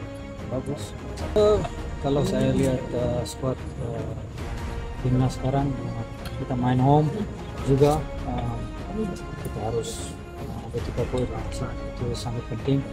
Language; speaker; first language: Indonesian; non-native, fluent; Dutch